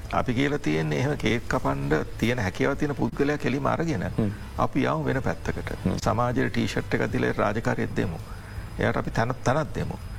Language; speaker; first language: Sinhala; non-native, local second language; Tamil